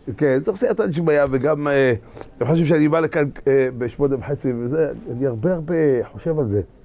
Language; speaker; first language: Hebrew; native; Hebrew